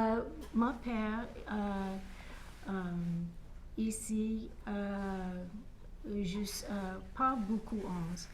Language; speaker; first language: French; non-native, learner; English